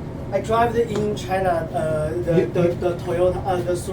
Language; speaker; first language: English; non-native, learner; Chinese